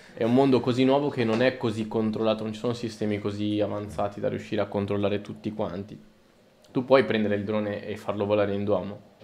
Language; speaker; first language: Italian; early bilingual, other home language; Spanish